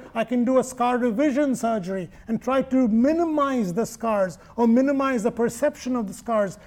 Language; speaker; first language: English; non-native, local second language; Malayalam